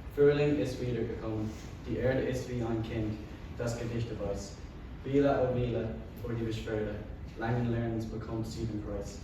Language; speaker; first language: German; non-native, learner; English